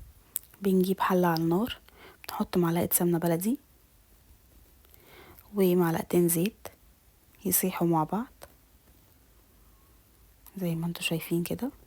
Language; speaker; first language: Arabic; native; Arabic